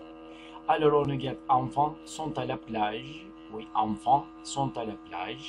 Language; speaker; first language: French; non-native, fluent; Turkish